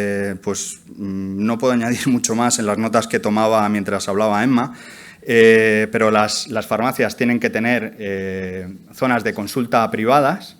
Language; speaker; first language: Spanish; native; Spanish